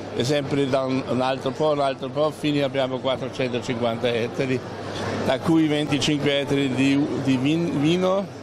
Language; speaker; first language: Italian; non-native, fluent; German